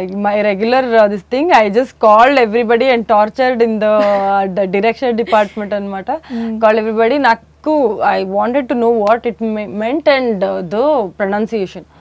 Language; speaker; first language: Telugu; non-native, fluent; Kannada